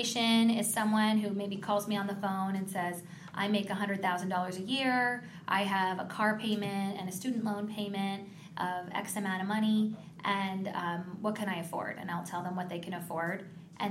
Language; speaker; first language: English; native; English